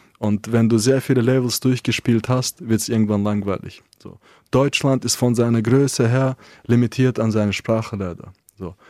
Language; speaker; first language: German; non-native, fluent; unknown